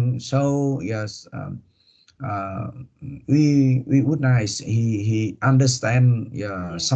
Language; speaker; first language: English; non-native, learner; Vietnamese